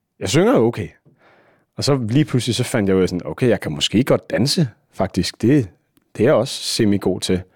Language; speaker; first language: Danish; native; Danish